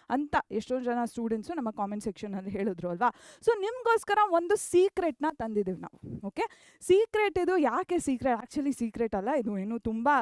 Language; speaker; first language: Kannada; non-native, local second language; Tulu